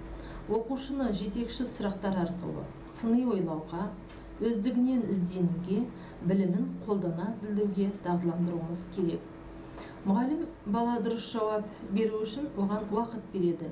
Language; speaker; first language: Kazakh; native; Kazakh